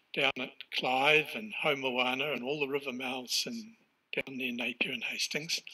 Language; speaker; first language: English; native; English